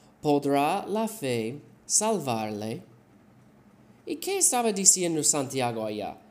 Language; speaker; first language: Spanish; non-native, fluent; English